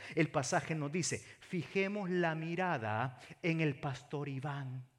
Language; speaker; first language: Spanish; native; Spanish